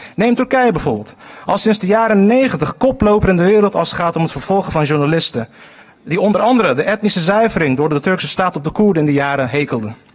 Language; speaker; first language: Dutch; early bilingual, other home language; Turkish